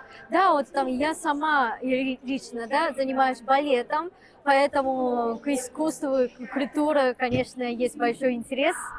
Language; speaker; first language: Russian; non-native, fluent; Japanese